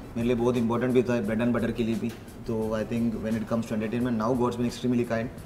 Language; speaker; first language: Hindi; non-native, local second language; Malayalam